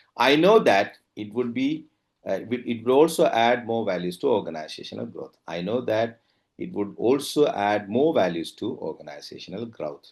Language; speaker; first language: English; non-native, local second language; Tamil